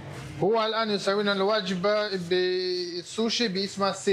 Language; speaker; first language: Arabic; non-native, fluent; Russian